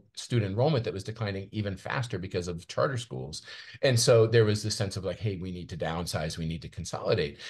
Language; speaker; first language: English; native; English